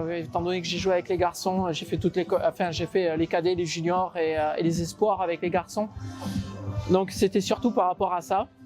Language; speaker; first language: French; native; French